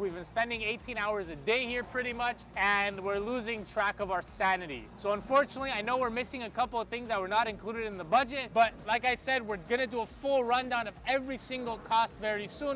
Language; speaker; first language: English; native; English